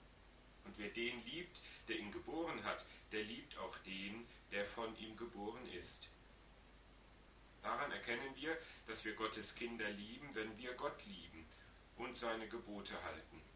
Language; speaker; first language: German; native; German